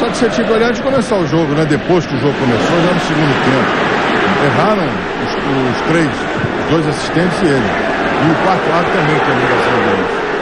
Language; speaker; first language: Portuguese; native; Portuguese